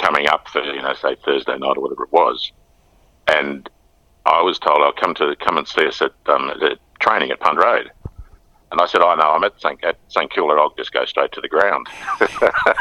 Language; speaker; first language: English; native; English